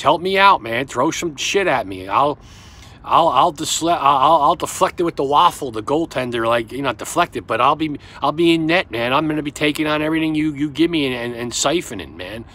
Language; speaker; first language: English; native; English